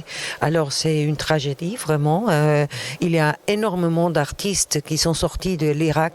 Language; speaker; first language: French; non-native, fluent; Arabic